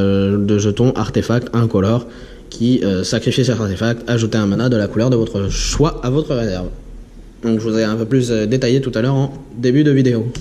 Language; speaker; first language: French; native; French